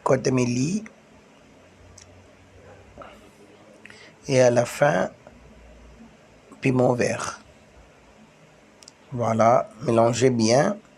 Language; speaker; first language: French; non-native, learner; Tamil